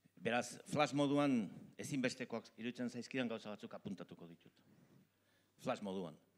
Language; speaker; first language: Basque; native; Basque